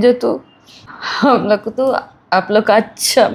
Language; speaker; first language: Hindi; non-native, local second language; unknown